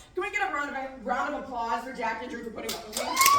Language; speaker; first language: English; native; English